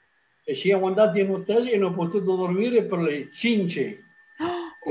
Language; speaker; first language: Italian; non-native, local second language; Venetian